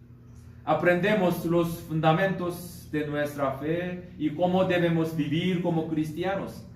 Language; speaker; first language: Spanish; non-native, learner; Korean